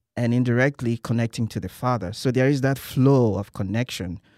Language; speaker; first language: English; non-native, local second language; Igbo